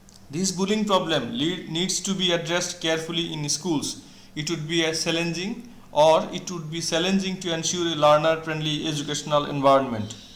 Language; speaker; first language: English; non-native, local second language; Bangla